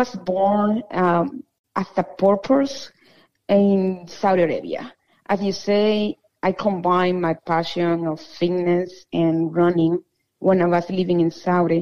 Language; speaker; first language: English; non-native, fluent; Spanish